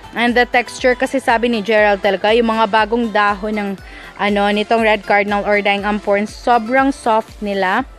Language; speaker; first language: Filipino; non-native, local second language; Cebuano